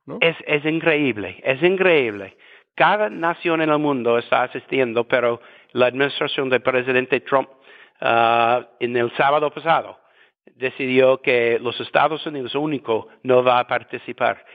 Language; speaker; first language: Spanish; non-native, fluent; English